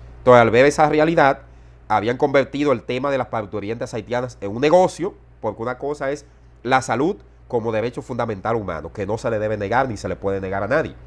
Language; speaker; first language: Spanish; native; Spanish